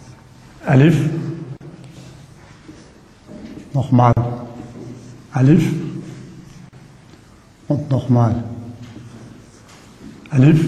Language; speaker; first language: German; non-native, learner; Arabic